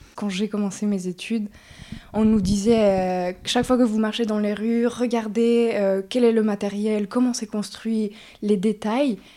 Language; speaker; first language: French; early bilingual, other home language; Spanish